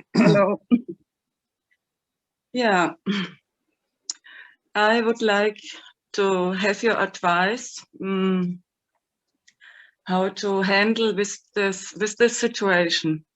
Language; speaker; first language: English; non-native, fluent; German